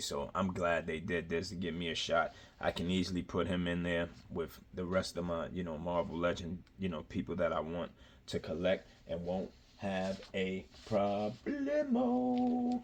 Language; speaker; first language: English; native; English